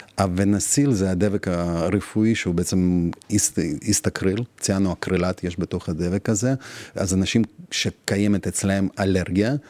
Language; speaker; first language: Hebrew; non-native, fluent; Russian